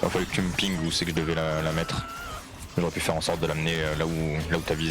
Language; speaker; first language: French; native; French